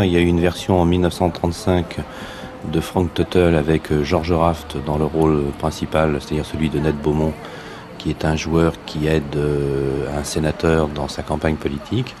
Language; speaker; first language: French; native; French